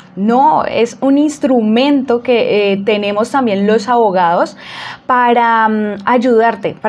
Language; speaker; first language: Spanish; native; Spanish